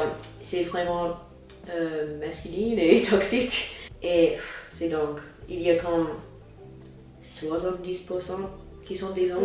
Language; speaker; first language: French; non-native, fluent; English